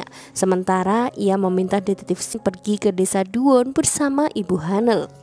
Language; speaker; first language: Indonesian; native; Indonesian